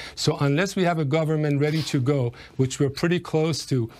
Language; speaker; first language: English; non-native, fluent; Persian